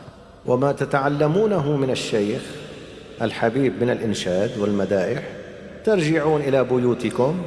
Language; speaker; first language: Arabic; native; Arabic